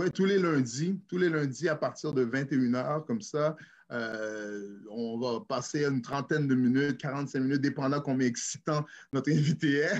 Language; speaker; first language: French; native; French